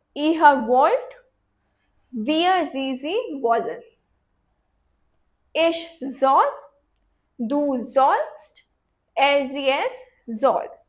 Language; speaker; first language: German; non-native, fluent; Hindi